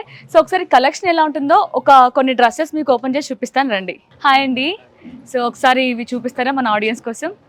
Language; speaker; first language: Telugu; native; Telugu